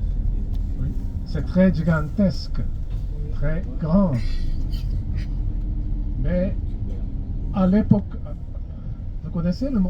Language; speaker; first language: French; non-native, fluent; Japanese